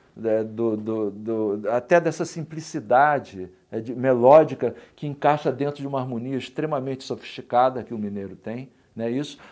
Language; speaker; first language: Portuguese; native; Portuguese